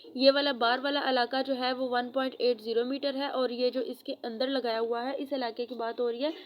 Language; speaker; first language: Urdu; non-native, local second language; Punjabi